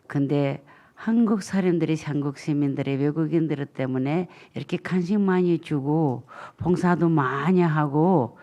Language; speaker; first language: Korean; non-native, fluent; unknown